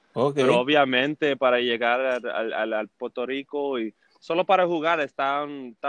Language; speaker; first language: Spanish; early bilingual, heritage; English